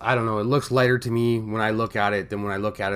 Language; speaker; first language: English; native; English